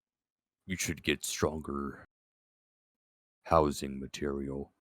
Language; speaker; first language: English; native; English